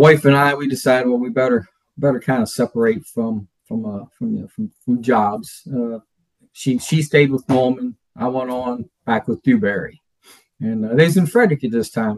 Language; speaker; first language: English; native; English